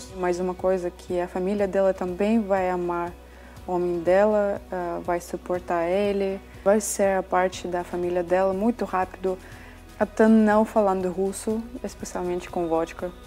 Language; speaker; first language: Portuguese; non-native, fluent; Russian